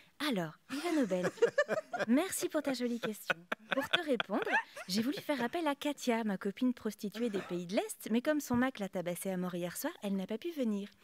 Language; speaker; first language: French; native; French